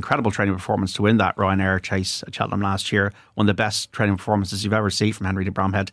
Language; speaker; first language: English; native; English